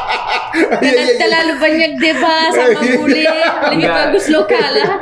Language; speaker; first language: Indonesian; non-native, learner; French